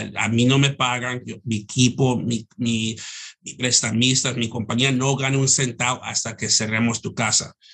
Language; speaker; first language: Spanish; early bilingual, heritage; Spanish